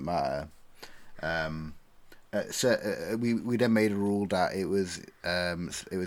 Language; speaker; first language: English; native; English